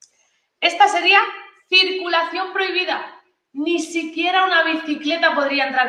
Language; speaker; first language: Spanish; native; Spanish